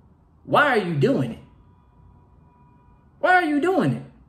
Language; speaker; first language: English; native; English